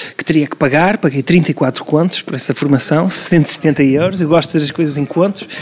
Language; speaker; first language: Portuguese; native; Portuguese